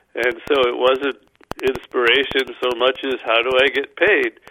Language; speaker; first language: English; native; English